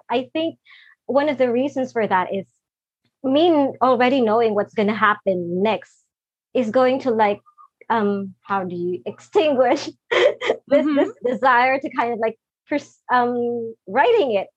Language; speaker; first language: English; non-native, local second language; Filipino